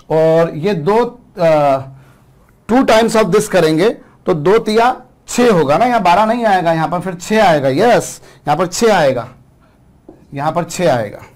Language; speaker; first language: Hindi; native; Hindi